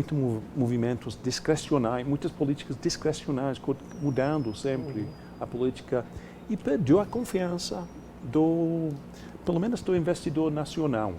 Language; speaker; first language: Portuguese; non-native, fluent; English